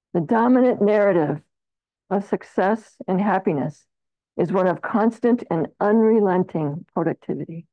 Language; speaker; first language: English; native; English